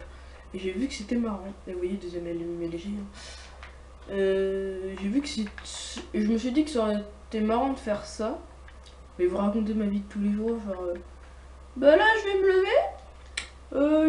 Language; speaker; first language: French; native; French